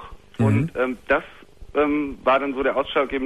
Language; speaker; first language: German; native; German